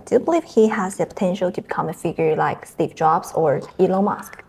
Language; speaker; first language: English; non-native, fluent; Chinese